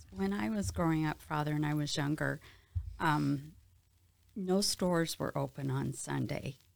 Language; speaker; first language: English; native; English